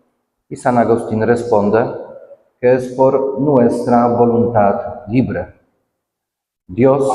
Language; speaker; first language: Spanish; non-native, fluent; Polish